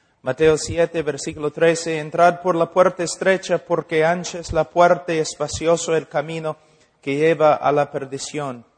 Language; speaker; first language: Spanish; non-native, fluent; English